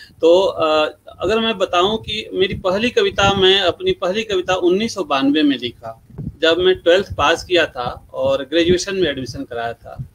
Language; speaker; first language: Hindi; non-native, local second language; Bhojpuri